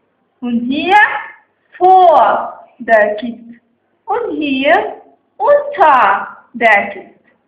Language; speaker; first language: German; non-native, fluent; Arabic